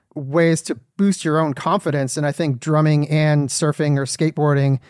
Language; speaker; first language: English; native; English